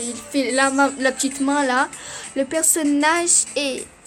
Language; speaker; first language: French; early bilingual, other home language; Portuguese